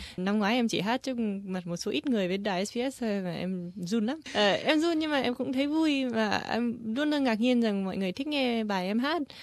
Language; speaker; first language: Vietnamese; early bilingual, heritage; Vietnamese